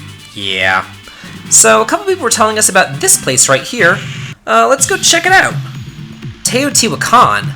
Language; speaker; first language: English; native; English